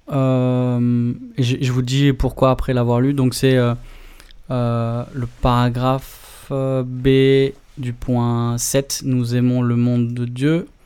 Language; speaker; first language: French; native; French